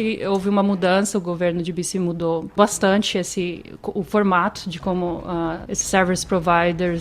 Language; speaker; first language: Portuguese; native; Portuguese